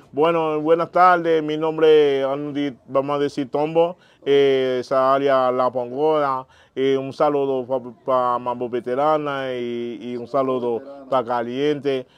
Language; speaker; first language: Spanish; non-native, learner; Haitian Creole